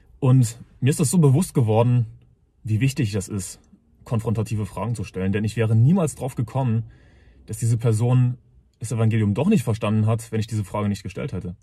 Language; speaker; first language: German; native; German